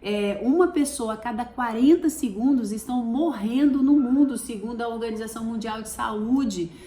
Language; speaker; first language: Portuguese; native; Portuguese